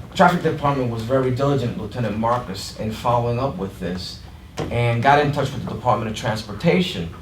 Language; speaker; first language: English; non-native, fluent; Italian